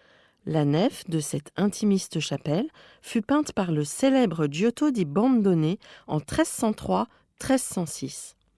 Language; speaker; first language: French; native; French